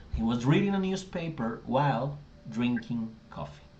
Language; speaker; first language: English; non-native, fluent; Spanish